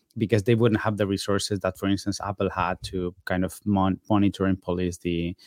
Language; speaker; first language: English; non-native, fluent; Spanish